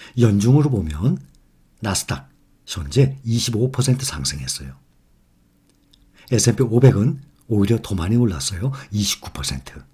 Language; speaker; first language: Korean; native; Korean